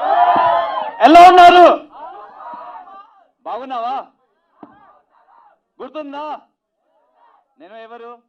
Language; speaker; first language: Telugu; non-native, local second language; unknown